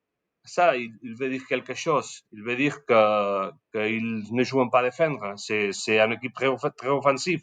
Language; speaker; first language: French; non-native, learner; Spanish